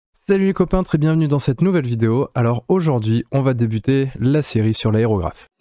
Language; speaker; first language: French; native; French